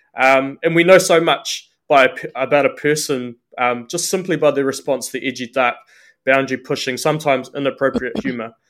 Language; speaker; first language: English; native; English